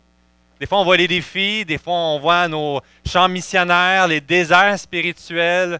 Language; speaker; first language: French; native; French